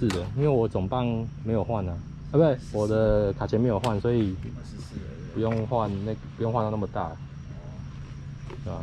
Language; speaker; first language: Chinese; native; Chinese